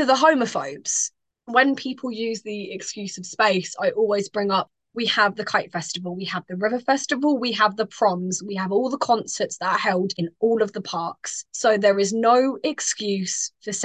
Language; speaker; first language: English; native; English